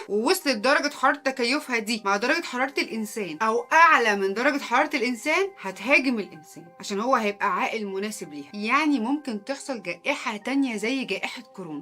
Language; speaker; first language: Arabic; native; Arabic